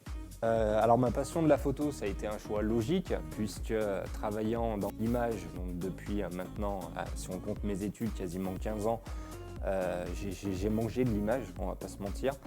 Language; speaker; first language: French; native; French